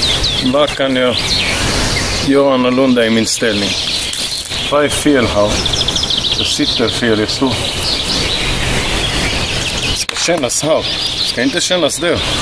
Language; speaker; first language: Swedish; non-native, fluent; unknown